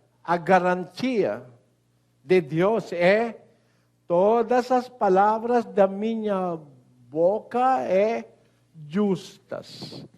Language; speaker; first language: Portuguese; non-native, learner; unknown